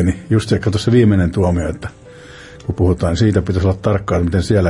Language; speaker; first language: Finnish; native; Finnish